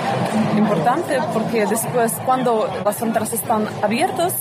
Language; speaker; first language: Spanish; non-native, learner; Russian